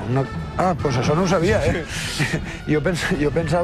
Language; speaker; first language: Catalan; native; Catalan